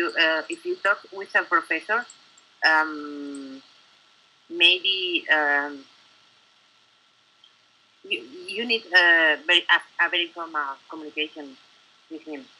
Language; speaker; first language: English; non-native, learner; Spanish